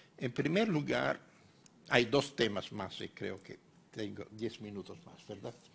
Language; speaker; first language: Spanish; non-native, fluent; Italian